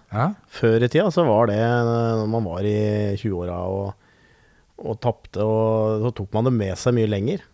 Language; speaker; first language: Norwegian; native; Norwegian